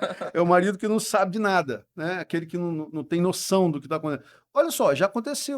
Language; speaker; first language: Portuguese; native; Portuguese